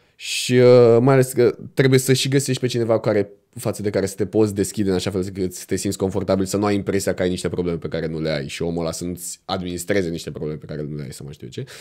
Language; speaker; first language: Romanian; native; Romanian